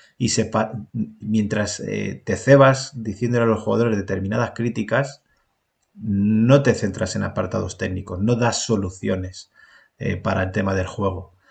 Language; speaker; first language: Spanish; native; Spanish